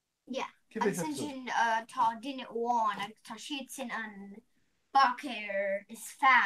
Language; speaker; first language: Irish; non-native, learner; English